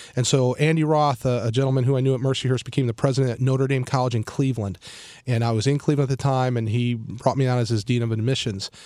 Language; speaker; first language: English; native; English